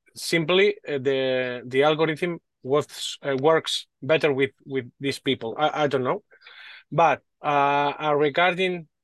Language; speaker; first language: English; non-native, learner; Spanish